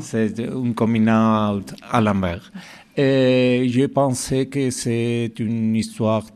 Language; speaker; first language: French; non-native, learner; Spanish